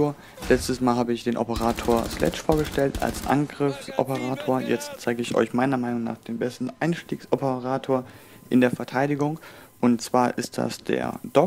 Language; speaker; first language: German; native; German